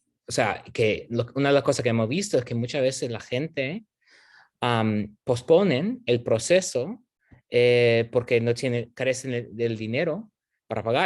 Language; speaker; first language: Spanish; non-native, fluent; English